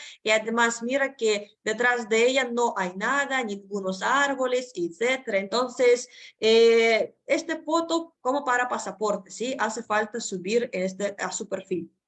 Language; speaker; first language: Spanish; non-native, fluent; Russian